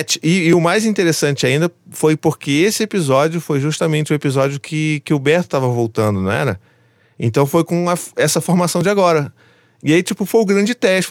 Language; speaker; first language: Portuguese; native; Portuguese